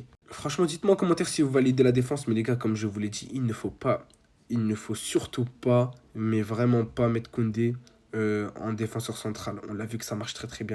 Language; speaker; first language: French; native; French